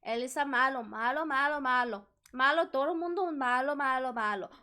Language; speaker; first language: Spanish; non-native, learner; English